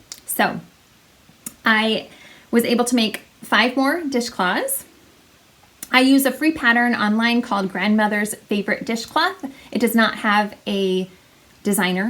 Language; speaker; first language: English; native; English